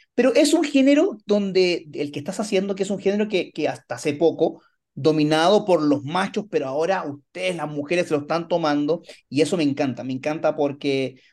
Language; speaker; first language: Spanish; native; Spanish